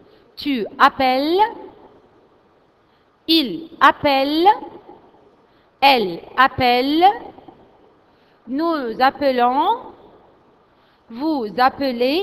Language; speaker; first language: French; non-native, fluent; Arabic